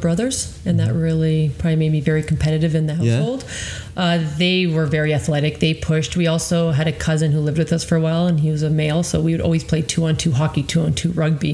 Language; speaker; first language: English; non-native, fluent; Croatian